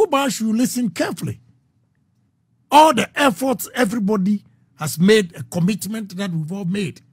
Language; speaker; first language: English; non-native, local second language; Akan